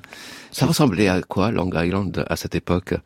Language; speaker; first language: French; native; French